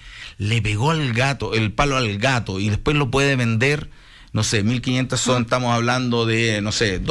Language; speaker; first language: Spanish; native; Spanish